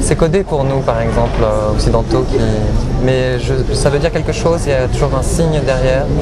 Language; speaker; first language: French; native; French